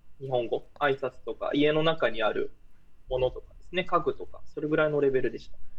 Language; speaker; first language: Japanese; early bilingual, other home language; Portuguese